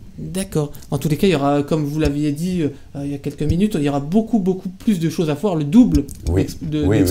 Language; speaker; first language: French; native; French